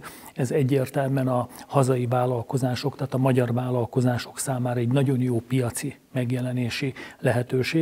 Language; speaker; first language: Hungarian; native; Hungarian